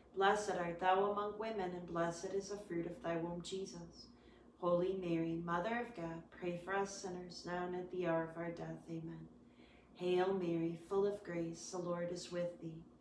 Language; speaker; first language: English; native; English